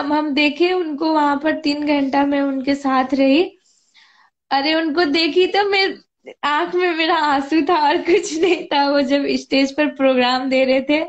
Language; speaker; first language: Hindi; non-native, local second language; Nepali